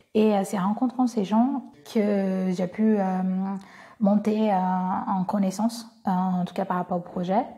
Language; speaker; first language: French; non-native, fluent; Portuguese